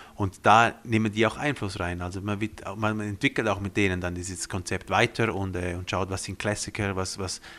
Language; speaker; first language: German; non-native, fluent; Romansh